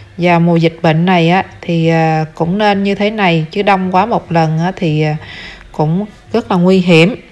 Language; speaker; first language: Vietnamese; native; Vietnamese